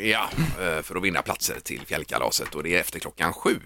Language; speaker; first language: Swedish; native; Swedish